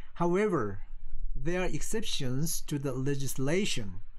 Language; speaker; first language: English; non-native, fluent; Korean